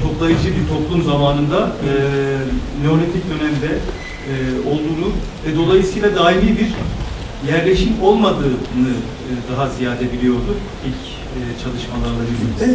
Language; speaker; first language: Turkish; native; Turkish